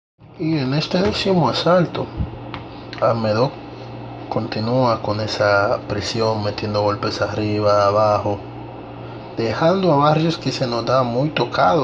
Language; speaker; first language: Spanish; native; Spanish